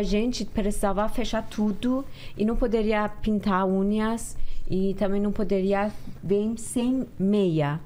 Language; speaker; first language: Portuguese; non-native, learner; Persian